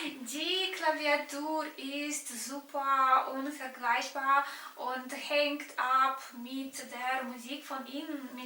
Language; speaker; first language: German; non-native, fluent; Romanian